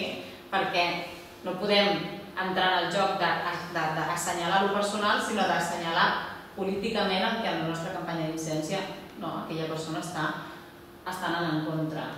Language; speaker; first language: Catalan; native; Catalan